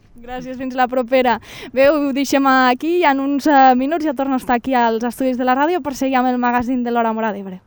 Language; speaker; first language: Catalan; native; Catalan